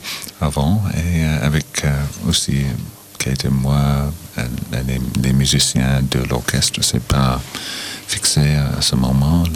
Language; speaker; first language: French; non-native, learner; English